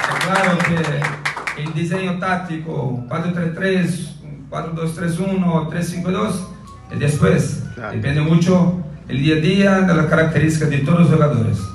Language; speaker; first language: Spanish; non-native, learner; Portuguese